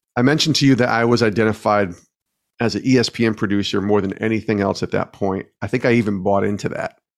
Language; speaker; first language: English; native; English